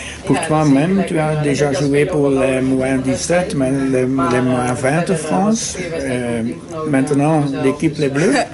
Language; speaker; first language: French; non-native, learner; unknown